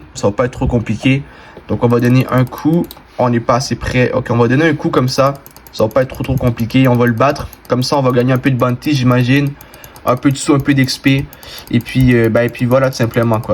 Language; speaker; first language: French; native; French